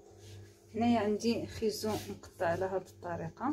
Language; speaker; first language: Arabic; native; Arabic